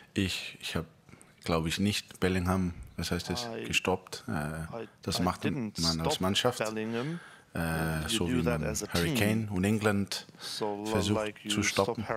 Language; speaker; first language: German; non-native, fluent; Danish